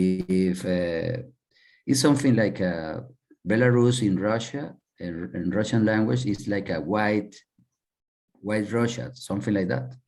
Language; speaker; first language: English; non-native, learner; Spanish